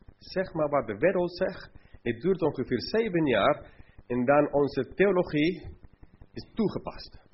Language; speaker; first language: Dutch; non-native, fluent; English